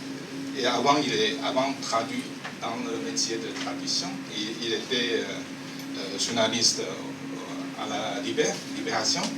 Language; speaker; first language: French; non-native, fluent; Chinese